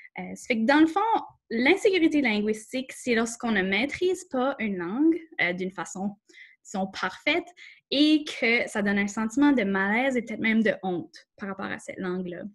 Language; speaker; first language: French; native; French